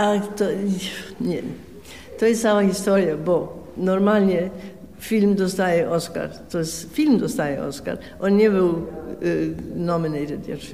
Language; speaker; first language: Polish; early bilingual, heritage; Polish